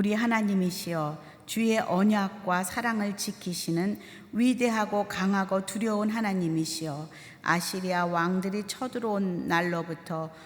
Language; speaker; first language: Korean; native; Korean